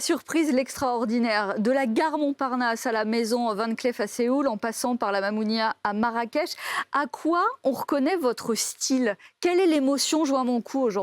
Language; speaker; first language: French; native; French